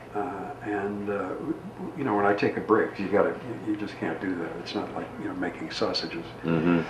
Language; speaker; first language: English; native; English